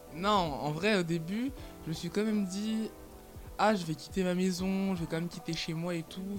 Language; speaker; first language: French; native; French